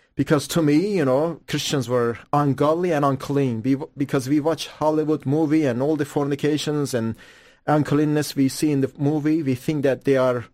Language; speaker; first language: English; non-native, fluent; Persian